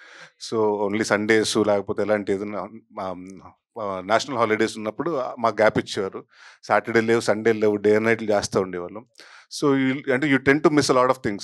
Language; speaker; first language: Telugu; native; Telugu